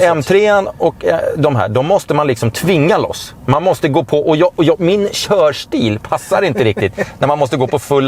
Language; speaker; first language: Swedish; native; Swedish